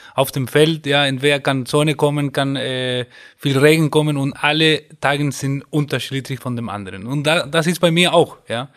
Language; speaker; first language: German; non-native, fluent; Spanish